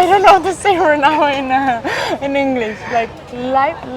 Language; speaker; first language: English; non-native, fluent; Italian